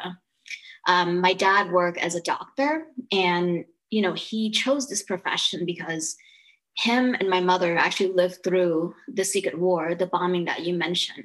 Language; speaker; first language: English; early bilingual, other home language; Lao